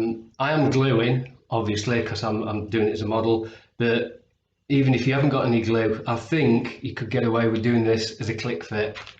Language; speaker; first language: English; native; English